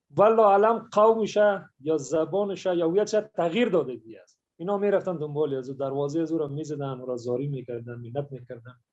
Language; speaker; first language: Tajik; early bilingual, heritage; Persian